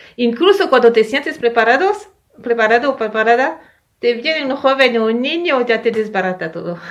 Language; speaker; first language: Spanish; non-native, fluent; French